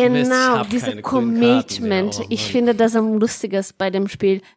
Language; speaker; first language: German; non-native, fluent; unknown